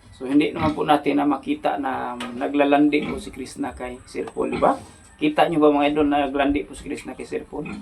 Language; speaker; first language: Filipino; non-native, local second language; Cebuano